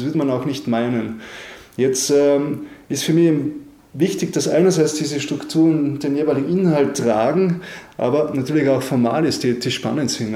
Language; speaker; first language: German; native; German